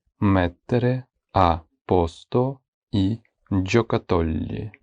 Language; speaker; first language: Italian; non-native, fluent; Ukrainian